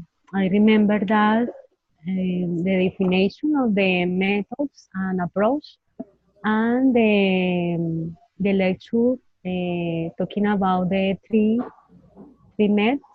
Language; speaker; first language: English; non-native, learner; Spanish